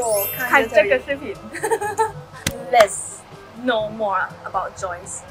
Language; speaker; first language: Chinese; non-native, fluent; Thai